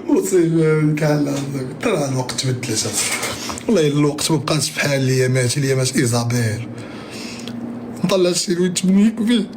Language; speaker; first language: Arabic; native; Arabic